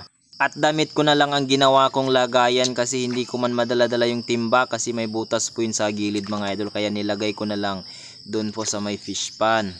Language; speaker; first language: Filipino; native; Filipino